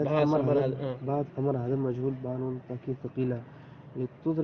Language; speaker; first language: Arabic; non-native, learner; Urdu